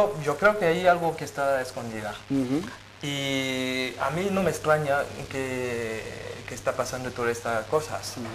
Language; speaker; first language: Spanish; non-native, fluent; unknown